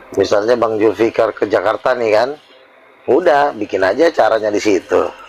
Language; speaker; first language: Indonesian; native; Indonesian